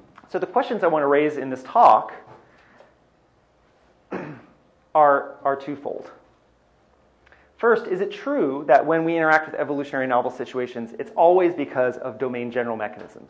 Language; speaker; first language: English; native; English